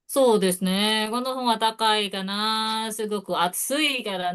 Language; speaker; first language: Japanese; non-native, fluent; Indonesian